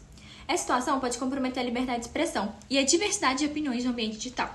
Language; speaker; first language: Portuguese; native; Portuguese